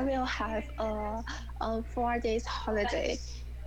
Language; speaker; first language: English; non-native, learner; Chinese